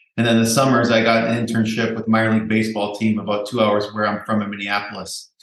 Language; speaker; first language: English; native; English